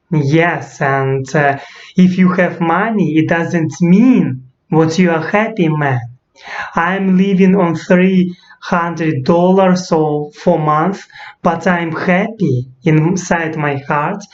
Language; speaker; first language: English; non-native, learner; Russian